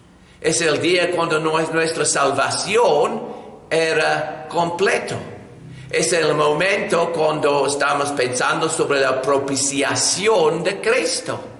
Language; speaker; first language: Spanish; non-native, learner; English